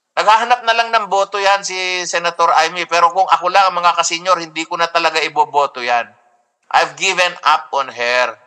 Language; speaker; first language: Filipino; non-native, local second language; Iloko